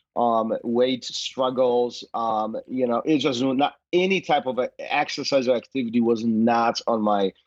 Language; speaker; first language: English; non-native, fluent; Polish